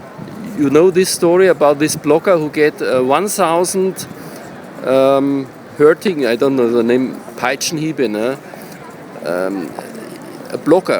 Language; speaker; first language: English; non-native, learner; German